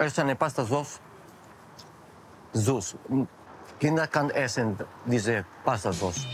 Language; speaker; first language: German; non-native, learner; Spanish